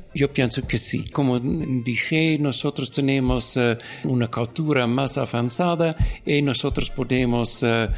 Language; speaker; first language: Spanish; non-native, learner; Dutch